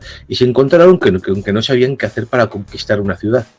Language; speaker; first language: Spanish; native; Spanish